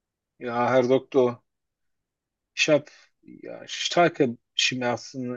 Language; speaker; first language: German; non-native, learner; Turkish